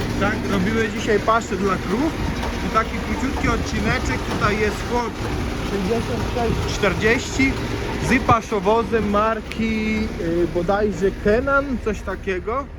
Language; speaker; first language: Polish; native; Polish